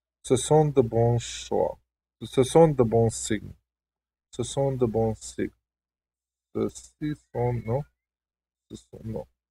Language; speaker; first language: French; non-native, learner; Hungarian